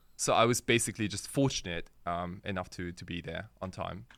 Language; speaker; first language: English; early bilingual, other home language; Japanese